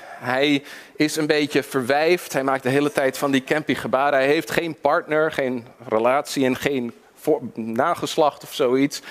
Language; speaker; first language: Dutch; early bilingual, other home language; English